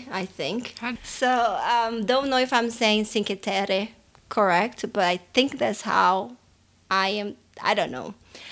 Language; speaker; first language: English; non-native, fluent; Portuguese